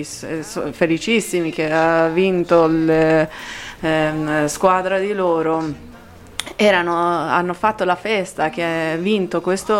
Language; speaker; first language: Italian; non-native, fluent; Persian